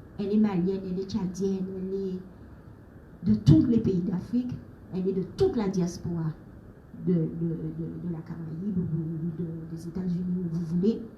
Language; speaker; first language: French; native; French